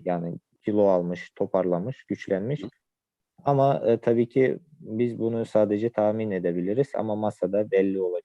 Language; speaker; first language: Turkish; non-native, fluent; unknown